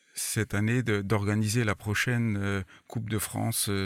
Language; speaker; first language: French; native; French